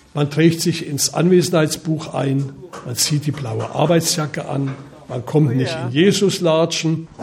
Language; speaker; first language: German; native; German